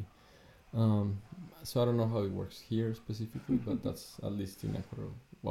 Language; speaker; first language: English; non-native, fluent; Spanish